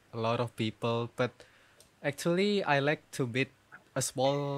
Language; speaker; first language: English; non-native, learner; Indonesian